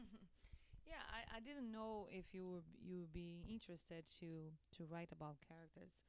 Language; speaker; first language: English; non-native, learner; Portuguese